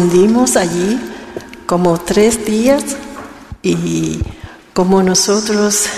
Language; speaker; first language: Spanish; non-native, learner; Vietnamese